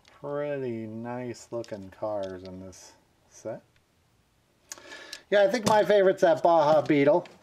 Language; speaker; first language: English; native; English